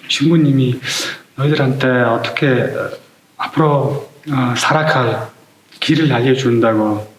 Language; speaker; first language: Korean; non-native, learner; Mongolian